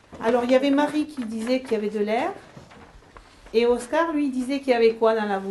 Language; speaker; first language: French; native; French